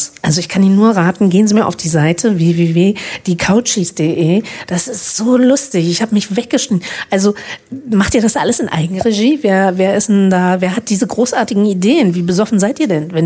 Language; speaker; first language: German; native; German